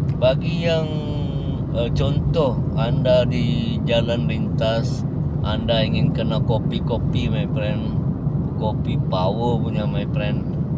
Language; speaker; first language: Malay; native; Malay